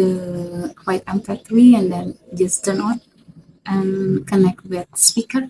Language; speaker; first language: English; non-native, fluent; Indonesian